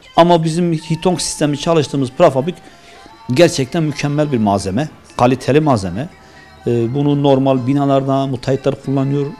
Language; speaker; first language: Turkish; native; Turkish